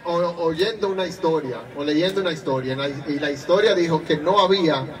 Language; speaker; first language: Spanish; early bilingual, heritage; Spanish